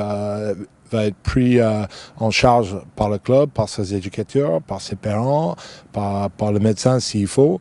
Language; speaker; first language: French; non-native, fluent; English